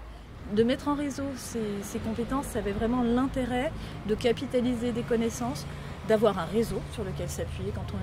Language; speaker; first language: French; native; French